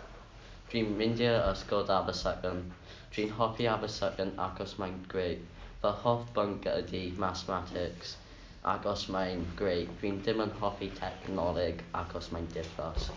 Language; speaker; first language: Welsh; non-native, learner; English